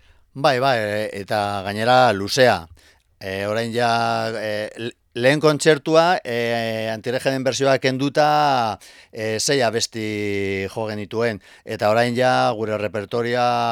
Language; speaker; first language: Basque; non-native, local second language; Spanish